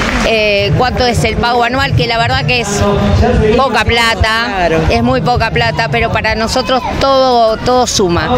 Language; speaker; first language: Spanish; native; Spanish